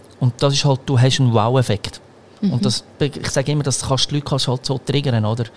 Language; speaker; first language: German; early bilingual, other home language; Croatian